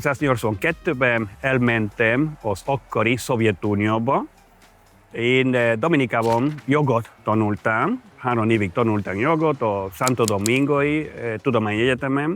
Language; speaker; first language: Hungarian; non-native, fluent; Spanish